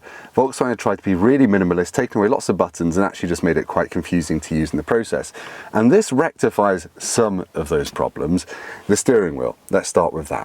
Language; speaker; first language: English; native; English